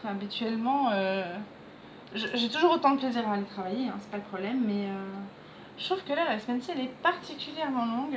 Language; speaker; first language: French; native; French